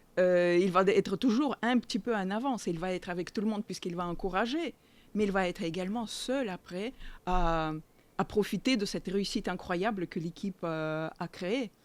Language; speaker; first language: French; non-native, fluent; Russian